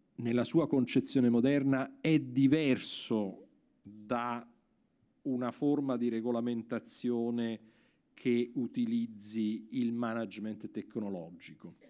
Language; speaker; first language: Italian; native; Italian